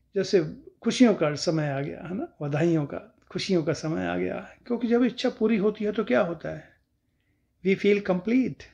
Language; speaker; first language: Hindi; non-native, local second language; Punjabi